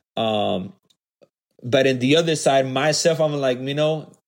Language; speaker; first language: English; early bilingual, other home language; Spanish